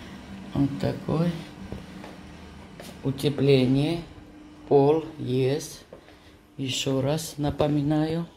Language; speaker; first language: Russian; non-native, fluent; Georgian